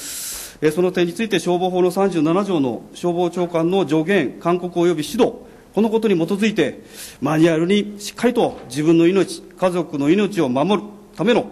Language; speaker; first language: Japanese; native; Japanese